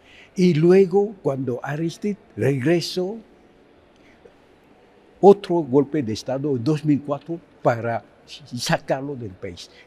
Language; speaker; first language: Spanish; non-native, fluent; Haitian Creole